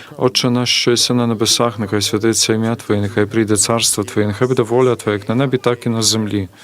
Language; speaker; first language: Ukrainian; native; Ukrainian